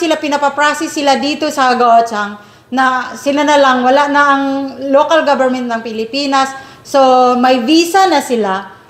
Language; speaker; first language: Filipino; native; Filipino